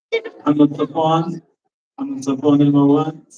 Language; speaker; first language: Arabic; native; Arabic